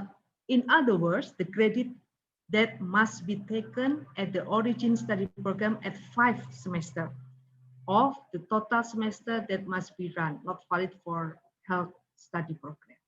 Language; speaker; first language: English; non-native, learner; Indonesian